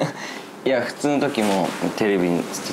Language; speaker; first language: Japanese; native; Japanese